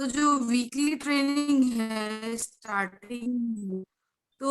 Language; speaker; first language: Hindi; native; Hindi